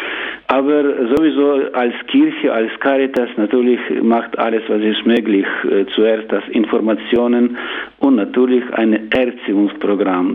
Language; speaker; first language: German; non-native, learner; Ukrainian